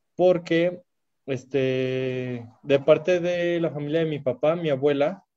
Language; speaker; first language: Spanish; native; Spanish